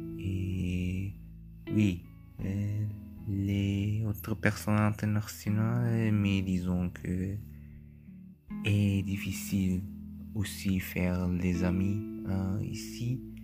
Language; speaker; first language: French; non-native, learner; German